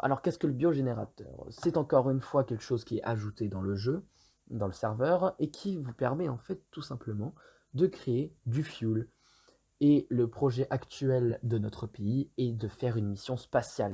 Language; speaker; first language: French; native; French